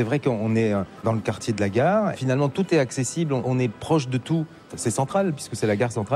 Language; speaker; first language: French; native; French